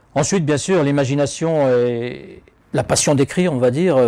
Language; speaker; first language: French; native; French